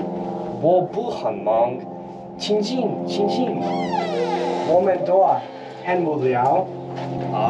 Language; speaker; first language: Chinese; non-native, learner; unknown